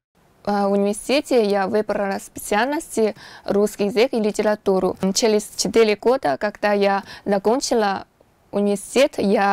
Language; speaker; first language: Russian; non-native, learner; Chinese